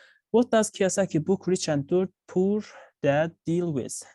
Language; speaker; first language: English; non-native, fluent; Azerbaijani